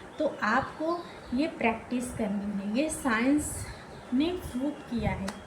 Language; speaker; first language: Hindi; native; Hindi